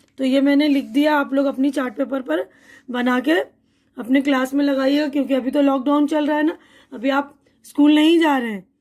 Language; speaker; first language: Urdu; native; Urdu